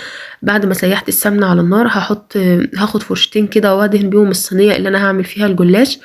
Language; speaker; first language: Arabic; native; Arabic